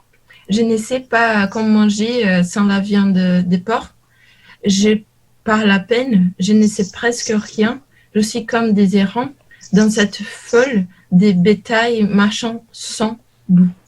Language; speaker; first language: French; non-native, learner; Portuguese